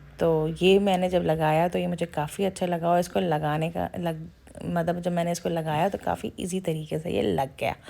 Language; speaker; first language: Urdu; native; Urdu